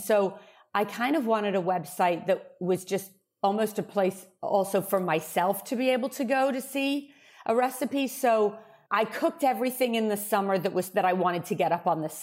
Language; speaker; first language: English; native; English